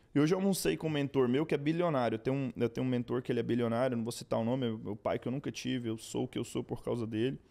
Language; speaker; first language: Portuguese; native; Portuguese